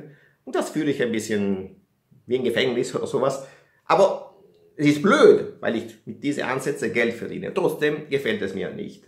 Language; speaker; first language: German; non-native, fluent; Italian